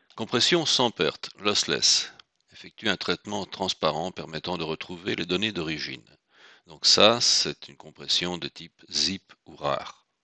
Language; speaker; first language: French; native; French